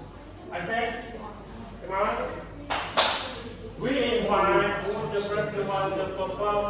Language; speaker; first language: English; non-native, learner; Indonesian